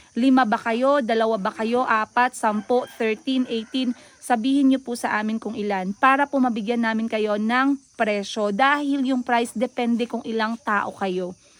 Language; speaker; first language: Filipino; non-native, local second language; Cebuano